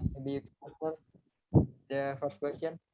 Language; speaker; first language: English; non-native, learner; Indonesian